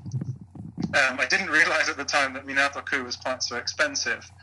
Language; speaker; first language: English; native; English